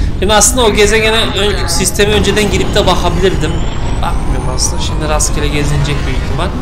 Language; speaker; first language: Turkish; early bilingual, heritage; Turkish